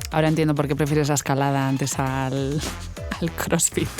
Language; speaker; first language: Spanish; native; Spanish